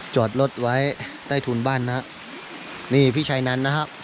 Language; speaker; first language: Thai; native; Thai